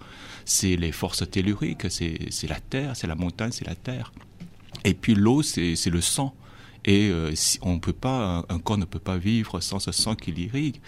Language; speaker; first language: French; non-native, fluent; Chinese